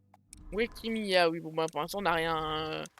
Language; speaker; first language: French; native; French